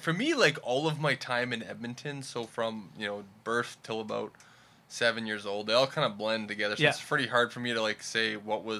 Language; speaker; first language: English; native; English